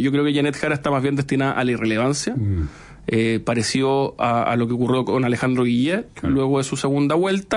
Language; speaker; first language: Spanish; native; Spanish